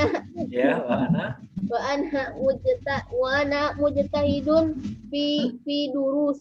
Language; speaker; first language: Arabic; non-native, fluent; Indonesian